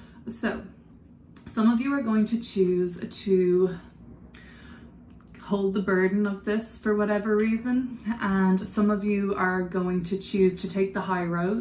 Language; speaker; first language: English; native; English